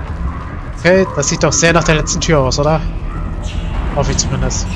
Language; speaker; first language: German; native; German